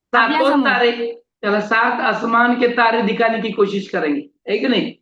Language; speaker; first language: Hindi; non-native, local second language; Marathi